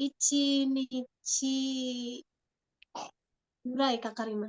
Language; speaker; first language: Japanese; non-native, learner; Indonesian